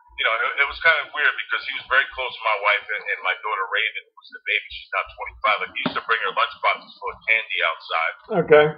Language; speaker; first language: English; native; English